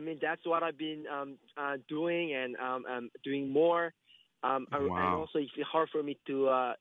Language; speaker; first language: English; non-native, fluent; Korean